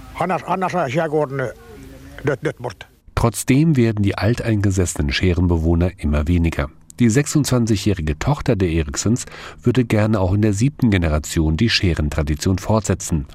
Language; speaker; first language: German; native; German